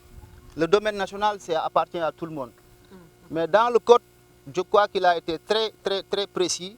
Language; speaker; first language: French; non-native, local second language; Wolof